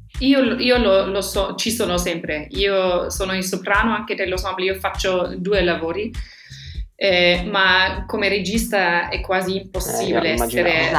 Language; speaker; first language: Italian; non-native, fluent; German